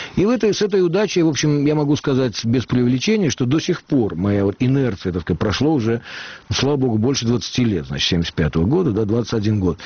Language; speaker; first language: Russian; native; Russian